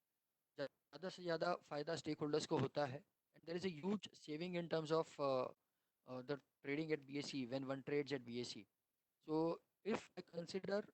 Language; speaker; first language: English; non-native, local second language; Hindi